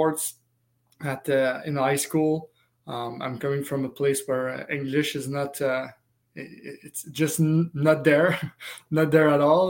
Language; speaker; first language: English; non-native, fluent; French